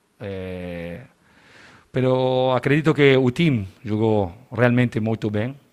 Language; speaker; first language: Portuguese; non-native, learner; Spanish